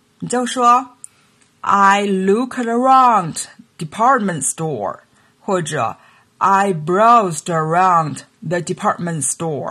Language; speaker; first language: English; non-native, fluent; Chinese